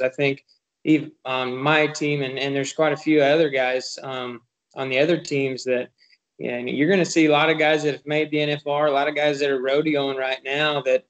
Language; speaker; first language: English; native; English